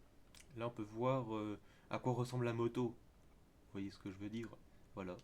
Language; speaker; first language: French; native; French